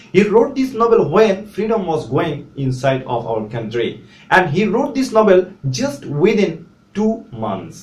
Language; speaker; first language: English; non-native, local second language; Bangla